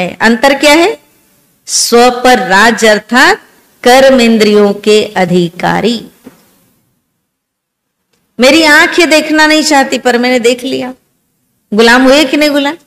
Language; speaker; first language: Hindi; native; Hindi